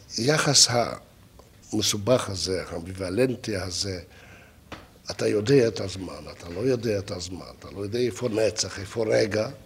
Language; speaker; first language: Hebrew; non-native, fluent; Russian